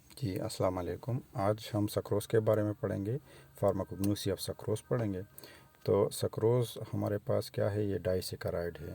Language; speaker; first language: Urdu; non-native, local second language; Pashto